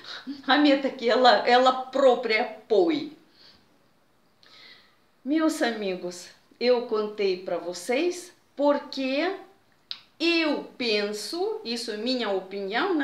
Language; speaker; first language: Portuguese; non-native, fluent; Russian